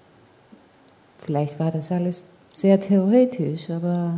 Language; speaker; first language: German; non-native, fluent; Greek